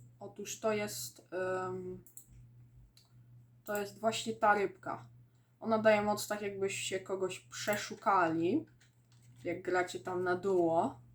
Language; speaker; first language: Polish; native; Polish